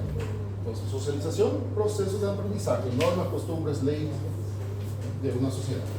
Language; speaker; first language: Spanish; non-native, fluent; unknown